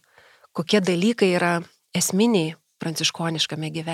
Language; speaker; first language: Lithuanian; native; Lithuanian